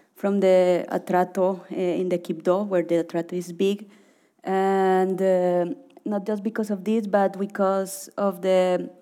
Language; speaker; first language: English; non-native, learner; Spanish